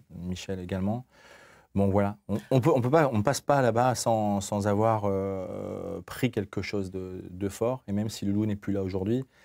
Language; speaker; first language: French; native; French